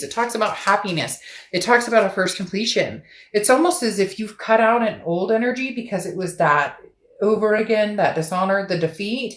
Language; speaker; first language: English; native; English